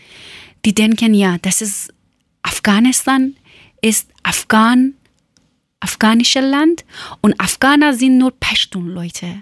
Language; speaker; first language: German; non-native, learner; Persian